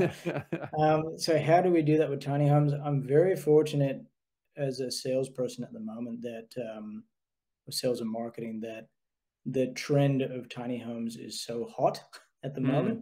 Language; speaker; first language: English; native; English